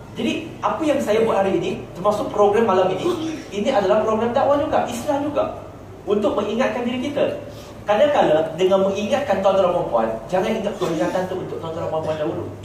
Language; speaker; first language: Malay; non-native, local second language; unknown